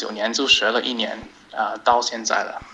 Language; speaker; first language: Chinese; non-native, fluent; English